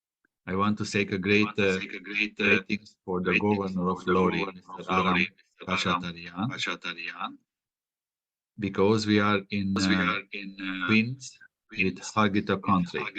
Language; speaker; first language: English; non-native, fluent; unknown